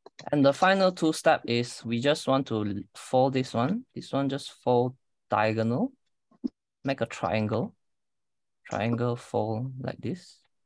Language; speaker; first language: English; non-native, local second language; Malay